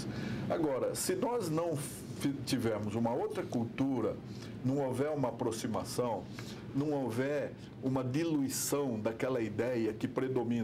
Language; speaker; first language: Portuguese; native; Portuguese